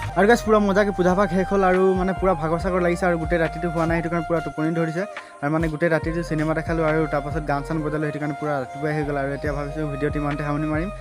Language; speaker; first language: Assamese; non-native, local second language; Bhojpuri